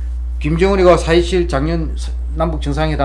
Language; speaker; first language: Korean; native; Korean